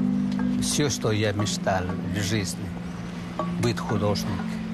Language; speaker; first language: Russian; non-native, fluent; Chinese